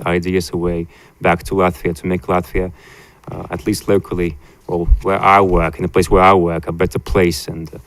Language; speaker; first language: English; non-native, fluent; Latvian